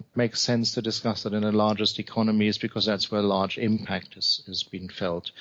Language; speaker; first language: English; non-native, fluent; German